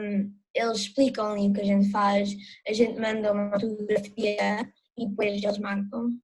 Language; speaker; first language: Portuguese; early bilingual, heritage; Portuguese